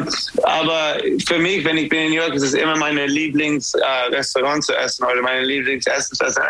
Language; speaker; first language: German; non-native, learner; English